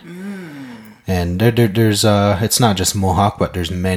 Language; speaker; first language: English; non-native, fluent; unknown